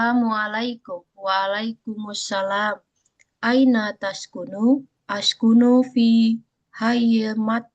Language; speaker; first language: Arabic; non-native, learner; Indonesian